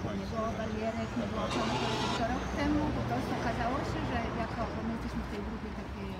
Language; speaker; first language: Polish; native; Polish